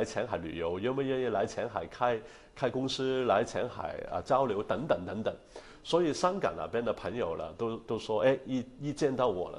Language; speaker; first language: Chinese; non-native, local second language; Cantonese